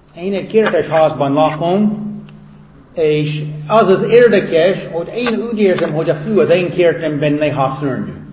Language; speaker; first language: Hungarian; non-native, fluent; English